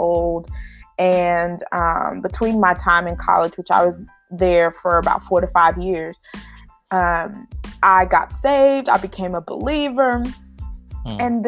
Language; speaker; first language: English; native; English